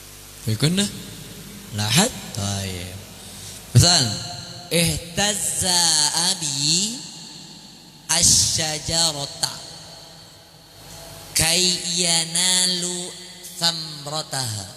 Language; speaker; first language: Arabic; non-native, fluent; Indonesian